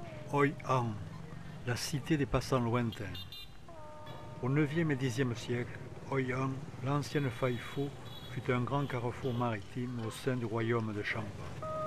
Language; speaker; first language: French; native; French